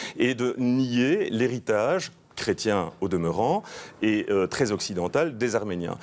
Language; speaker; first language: French; native; French